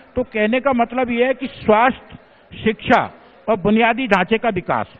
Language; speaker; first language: Hindi; native; Hindi